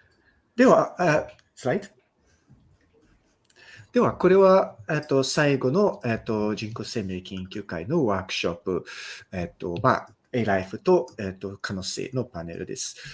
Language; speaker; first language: Japanese; non-native, fluent; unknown